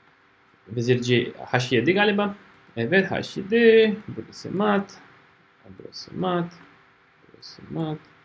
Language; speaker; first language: Turkish; non-native, fluent; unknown